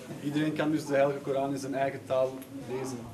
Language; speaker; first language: Dutch; early bilingual, other home language; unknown